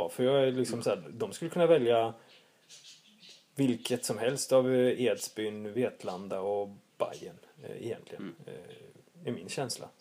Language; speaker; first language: Swedish; native; Swedish